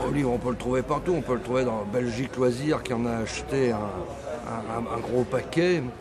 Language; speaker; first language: French; native; French